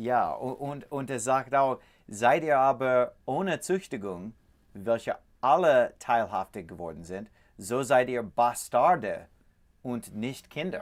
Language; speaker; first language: German; non-native, fluent; English